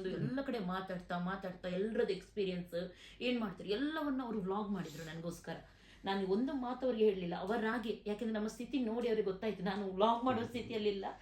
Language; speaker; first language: Kannada; non-native, local second language; Konkani